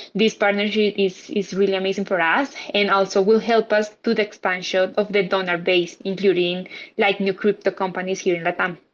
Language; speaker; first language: English; non-native, fluent; Spanish